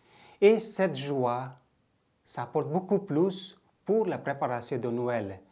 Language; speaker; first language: French; non-native, fluent; Bangla